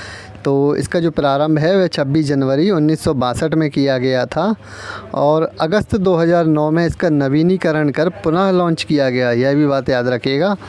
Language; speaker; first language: Hindi; native; Hindi